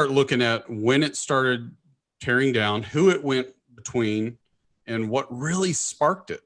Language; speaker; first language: English; native; English